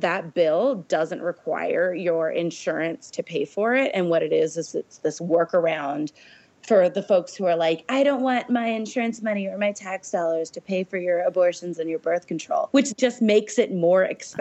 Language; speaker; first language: English; native; English